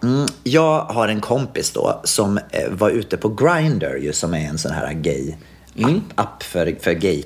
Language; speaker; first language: Swedish; native; Swedish